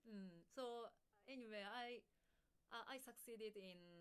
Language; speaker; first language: English; non-native, fluent; Japanese